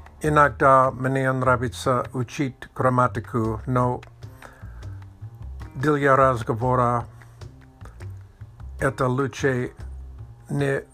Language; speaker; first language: Russian; non-native, learner; Czech